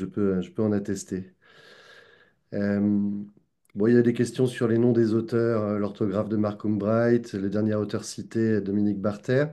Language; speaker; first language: French; native; French